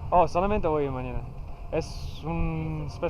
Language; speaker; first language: Spanish; non-native, learner; English